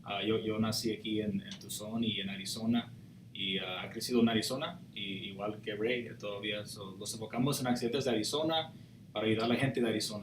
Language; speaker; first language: Spanish; early bilingual, heritage; Spanish